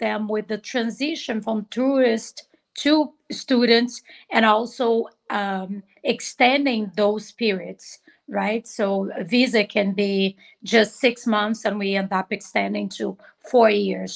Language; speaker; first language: English; non-native, fluent; Portuguese